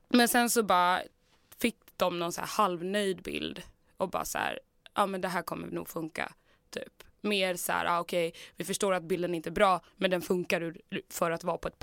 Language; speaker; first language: Swedish; native; Swedish